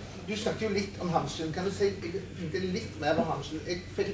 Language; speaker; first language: Norwegian; native; Norwegian